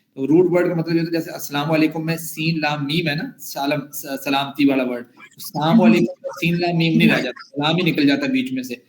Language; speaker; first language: Urdu; native; Urdu